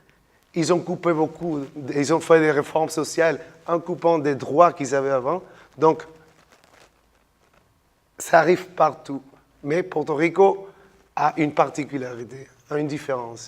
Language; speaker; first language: French; non-native, fluent; Spanish